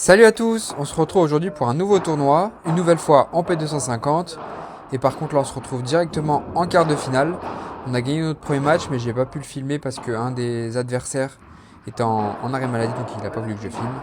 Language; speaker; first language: French; native; French